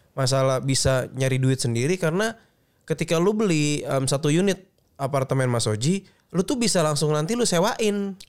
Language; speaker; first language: Indonesian; native; Indonesian